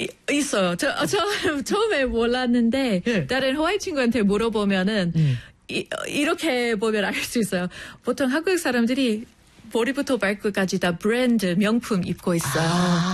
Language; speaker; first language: Korean; non-native, fluent; English